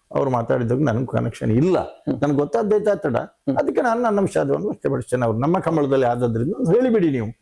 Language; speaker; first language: Kannada; non-native, local second language; Tulu